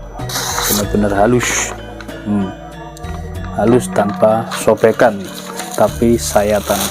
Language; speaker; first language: Indonesian; native; Indonesian